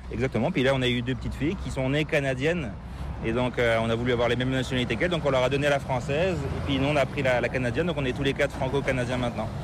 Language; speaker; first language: French; native; French